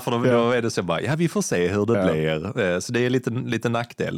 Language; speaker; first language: Swedish; native; Swedish